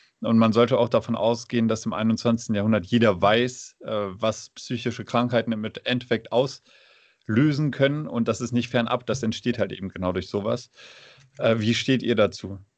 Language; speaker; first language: German; native; German